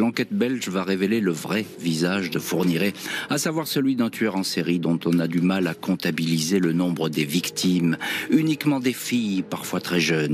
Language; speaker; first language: French; native; French